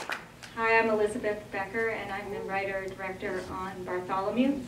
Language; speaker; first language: English; native; English